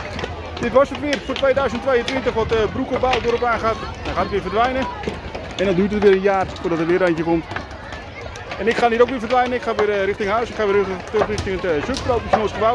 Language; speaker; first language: Dutch; native; Dutch